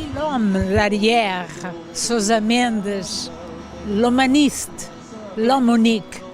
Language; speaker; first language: French; non-native, fluent; Portuguese